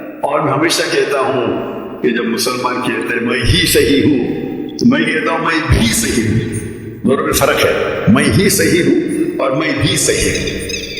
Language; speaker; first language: Urdu; non-native, local second language; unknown